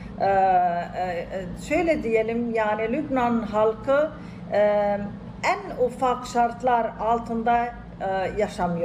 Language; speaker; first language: Turkish; non-native, fluent; Arabic